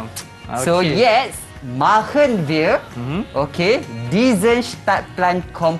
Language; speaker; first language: German; non-native, fluent; Malay